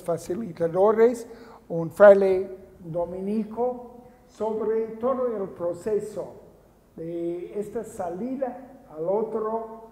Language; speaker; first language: Spanish; non-native, fluent; English